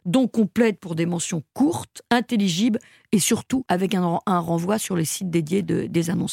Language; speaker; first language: French; native; French